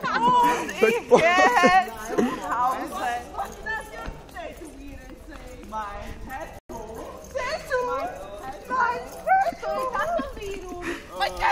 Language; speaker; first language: German; non-native, learner; Slovak